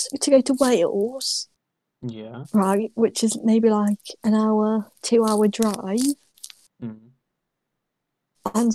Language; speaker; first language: English; native; English